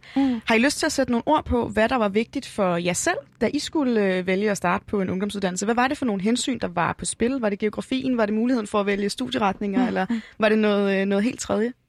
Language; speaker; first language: Danish; native; Danish